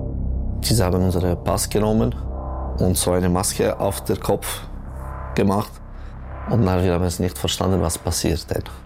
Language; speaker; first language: German; non-native, local second language; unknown